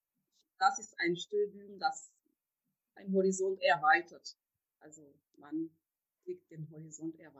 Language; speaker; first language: German; non-native, fluent; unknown